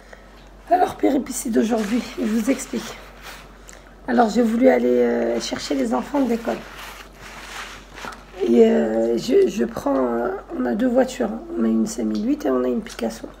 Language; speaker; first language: French; native; French